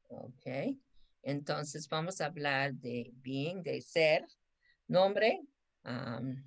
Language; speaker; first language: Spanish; non-native, fluent; English